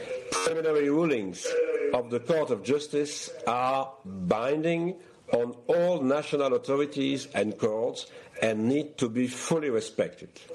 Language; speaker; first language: English; non-native, fluent; French